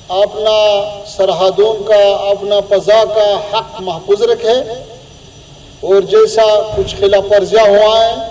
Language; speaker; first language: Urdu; non-native, fluent; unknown